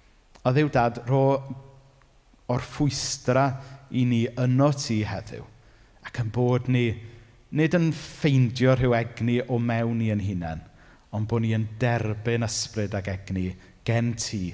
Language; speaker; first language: Welsh; native; Welsh